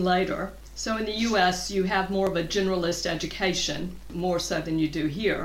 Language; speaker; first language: English; native; English